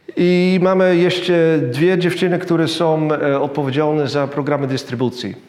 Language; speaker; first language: Polish; non-native, fluent; Dutch